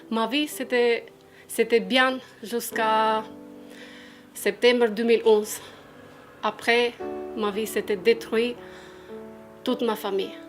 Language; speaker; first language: French; non-native, learner; Albanian